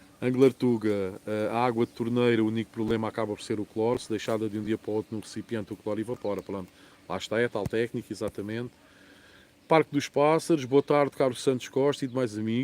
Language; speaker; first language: Portuguese; native; Portuguese